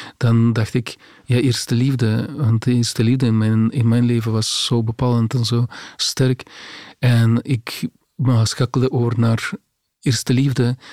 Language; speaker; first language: Dutch; non-native, fluent; Russian